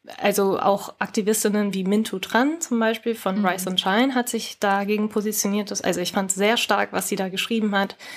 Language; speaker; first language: German; early bilingual, other home language; Japanese